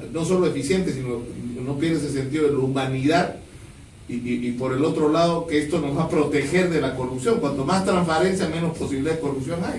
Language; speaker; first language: Spanish; native; Spanish